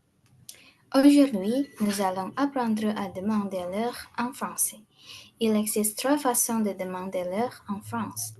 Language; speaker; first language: French; non-native, learner; Indonesian